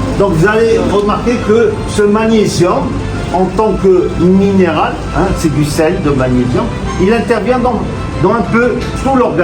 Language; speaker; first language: French; non-native, local second language; Arabic